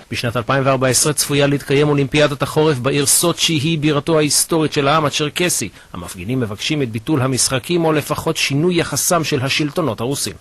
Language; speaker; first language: Hebrew; native; Hebrew